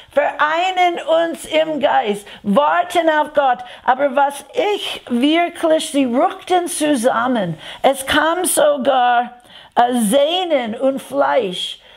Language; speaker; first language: German; non-native, fluent; English